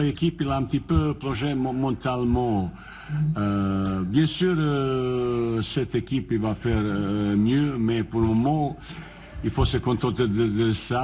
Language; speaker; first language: French; non-native, learner; Bosnian